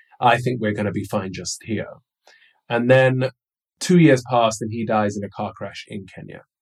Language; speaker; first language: English; early bilingual, other home language; Somali